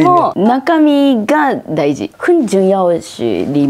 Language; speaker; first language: Chinese; non-native, learner; Japanese